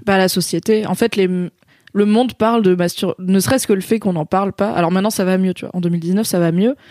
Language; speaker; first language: French; native; French